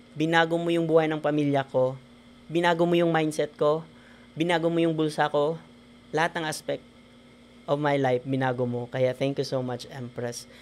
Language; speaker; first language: Filipino; non-native, local second language; Hiligaynon